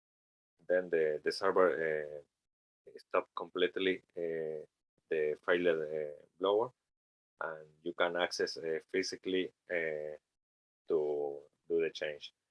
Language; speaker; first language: English; non-native, learner; Spanish